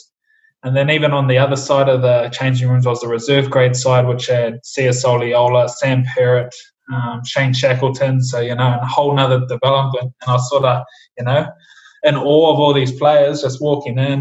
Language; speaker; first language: English; native; English